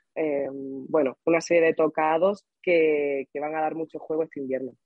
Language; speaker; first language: Spanish; native; Spanish